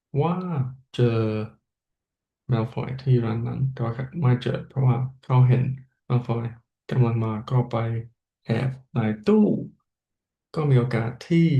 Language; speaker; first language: Thai; non-native, learner; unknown